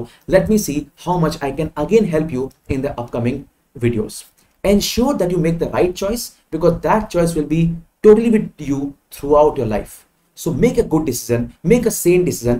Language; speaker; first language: English; non-native, local second language; Hindi